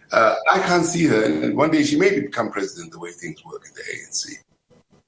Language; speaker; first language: English; non-native, local second language; Zulu